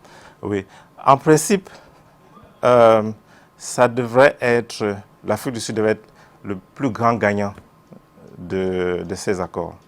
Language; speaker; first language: French; native; French